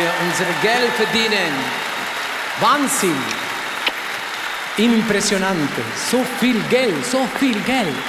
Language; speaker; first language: German; non-native, learner; Spanish